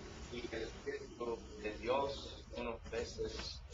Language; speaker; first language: Spanish; non-native, learner; English